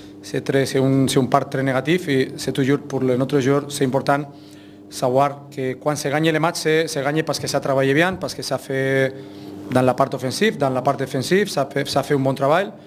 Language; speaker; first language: French; non-native, fluent; Spanish